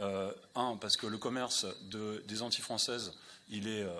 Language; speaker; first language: French; native; French